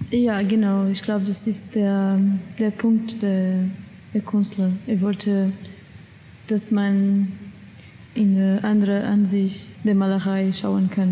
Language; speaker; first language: German; non-native, learner; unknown